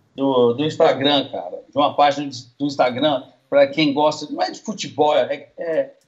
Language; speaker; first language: Portuguese; early bilingual, heritage; English